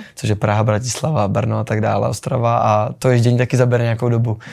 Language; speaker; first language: Czech; native; Czech